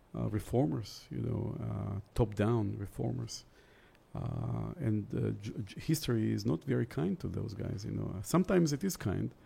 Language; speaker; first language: English; early bilingual, other home language; Russian